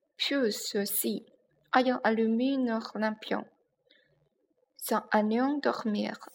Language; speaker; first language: French; non-native, learner; Chinese